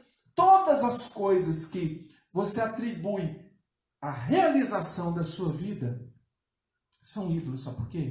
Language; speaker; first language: Portuguese; native; Portuguese